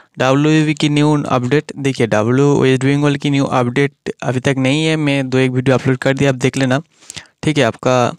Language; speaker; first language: Hindi; non-native, local second language; Bangla